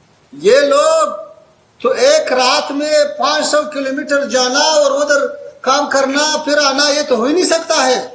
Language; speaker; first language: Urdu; non-native, fluent; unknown